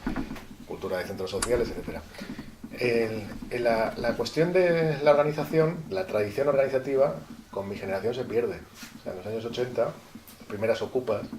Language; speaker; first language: Spanish; native; Spanish